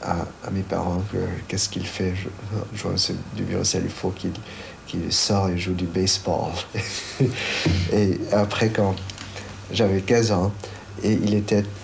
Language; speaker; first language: French; non-native, fluent; Chinese